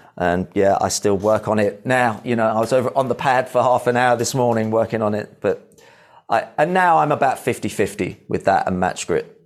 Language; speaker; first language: English; native; English